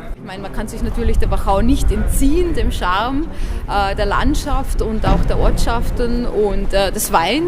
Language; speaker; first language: German; native; German